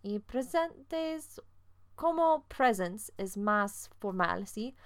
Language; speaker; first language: Spanish; non-native, fluent; English